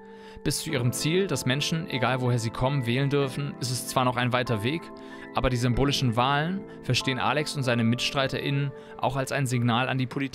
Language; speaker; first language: German; native; German